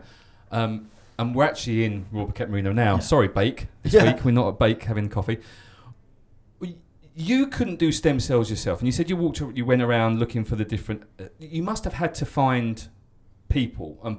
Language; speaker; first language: English; native; English